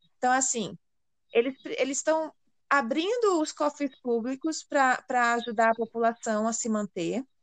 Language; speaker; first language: Portuguese; native; Portuguese